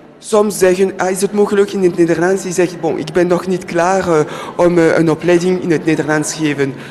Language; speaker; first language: Dutch; non-native, local second language; French